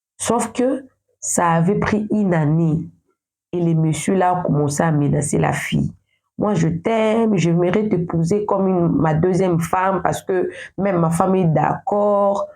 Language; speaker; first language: French; non-native, local second language; Lingala